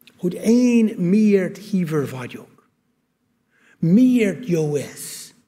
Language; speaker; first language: Hungarian; non-native, fluent; English